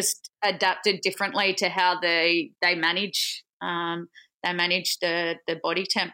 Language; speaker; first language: English; native; English